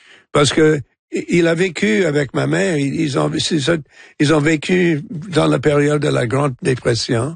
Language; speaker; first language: French; non-native, local second language; English